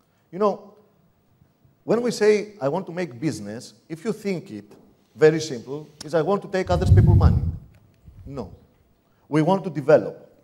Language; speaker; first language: English; non-native, fluent; Greek